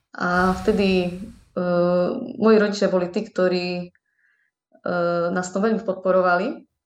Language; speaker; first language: Slovak; native; Slovak